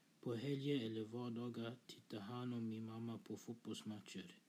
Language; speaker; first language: Swedish; early bilingual, other home language; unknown